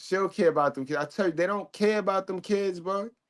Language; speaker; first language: English; native; English